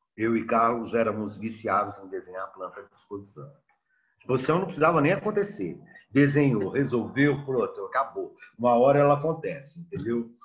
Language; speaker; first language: Portuguese; native; Portuguese